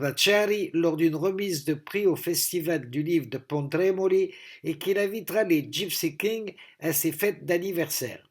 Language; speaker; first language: French; native; French